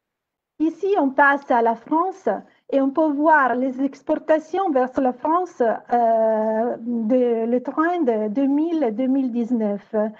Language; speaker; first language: French; non-native, fluent; Italian